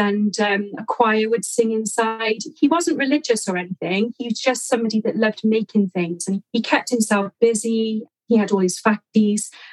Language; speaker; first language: English; native; English